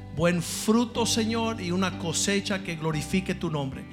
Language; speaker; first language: Spanish; native; Spanish